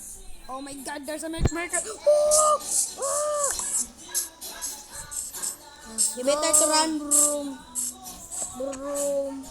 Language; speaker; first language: English; non-native, local second language; Filipino